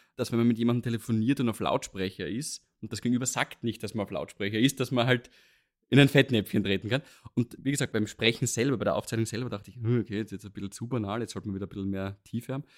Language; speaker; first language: German; native; German